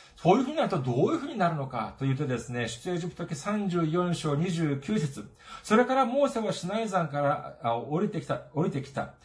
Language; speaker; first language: Japanese; non-native, fluent; Korean